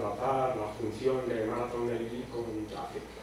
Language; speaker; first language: Spanish; native; Spanish